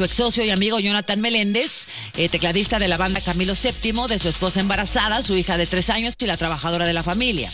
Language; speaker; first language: Spanish; native; Spanish